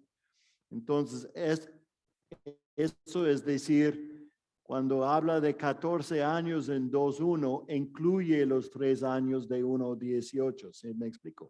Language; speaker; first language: Spanish; non-native, fluent; English